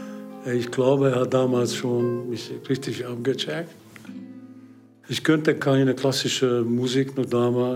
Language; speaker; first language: German; non-native, learner; Hungarian